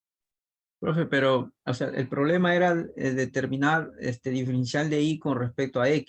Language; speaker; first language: Spanish; native; Spanish